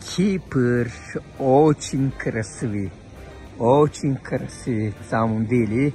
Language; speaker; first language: Russian; non-native, fluent; Turkish